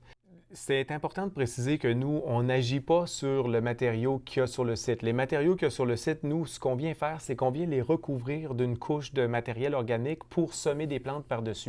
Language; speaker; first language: French; native; French